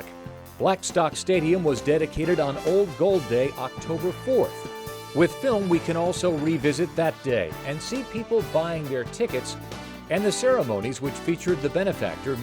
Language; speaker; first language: English; native; English